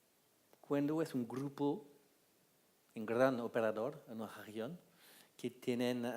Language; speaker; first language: Spanish; non-native, fluent; French